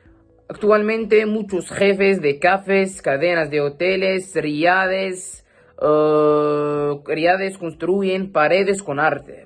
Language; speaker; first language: Spanish; non-native, learner; Arabic